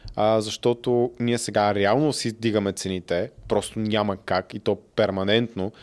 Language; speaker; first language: Bulgarian; native; Bulgarian